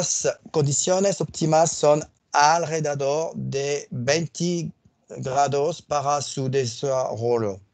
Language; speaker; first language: Spanish; non-native, learner; French